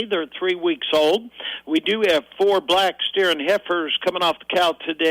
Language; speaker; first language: English; native; English